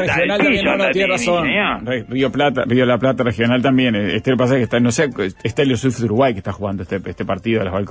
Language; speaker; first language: Spanish; native; Spanish